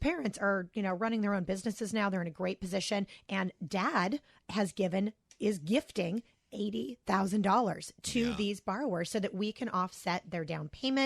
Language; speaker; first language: English; native; English